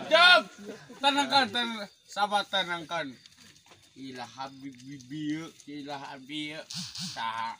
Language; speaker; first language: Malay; non-native, local second language; Sundanese